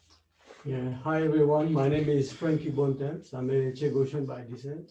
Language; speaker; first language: English; non-native, fluent; Morisyen